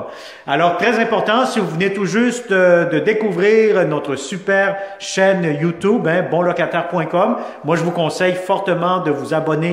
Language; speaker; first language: French; native; French